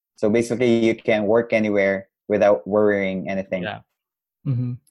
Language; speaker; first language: English; non-native, local second language; Cebuano